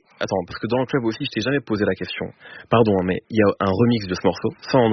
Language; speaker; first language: French; native; French